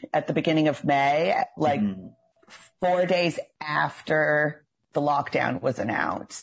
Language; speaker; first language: English; native; English